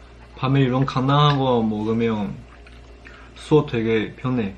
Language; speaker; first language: Korean; non-native, fluent; Chinese